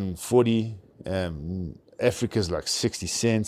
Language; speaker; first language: English; native; English